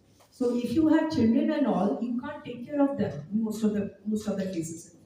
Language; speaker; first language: English; non-native, local second language; Bangla